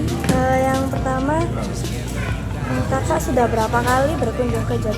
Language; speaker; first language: Indonesian; native; Indonesian